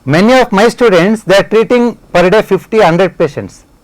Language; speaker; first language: English; non-native, local second language; Telugu